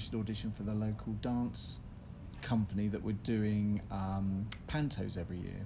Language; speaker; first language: English; native; English